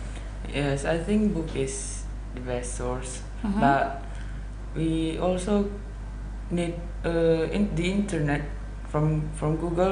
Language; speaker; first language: English; non-native, learner; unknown